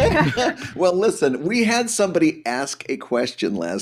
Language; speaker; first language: English; native; English